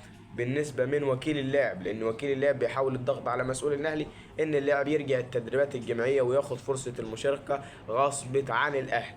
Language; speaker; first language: Arabic; native; Arabic